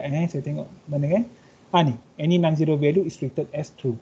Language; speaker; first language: English; non-native, local second language; Malay